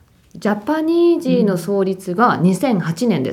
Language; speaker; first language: Japanese; native; Japanese